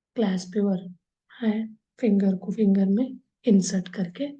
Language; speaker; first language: Hindi; non-native, local second language; Kannada